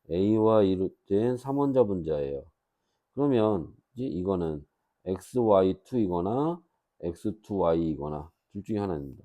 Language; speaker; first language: Korean; native; Korean